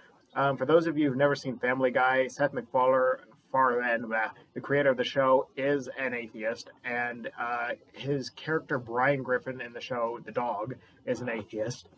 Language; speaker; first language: English; native; English